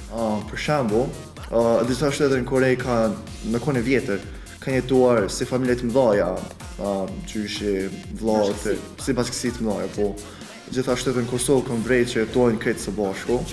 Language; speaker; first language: Albanian; early bilingual, other home language; Korean